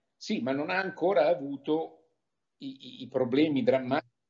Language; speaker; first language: Italian; native; Italian